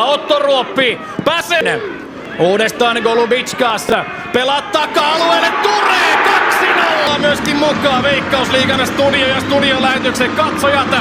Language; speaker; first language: Finnish; native; Finnish